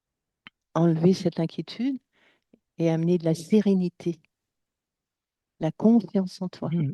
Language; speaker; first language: French; native; French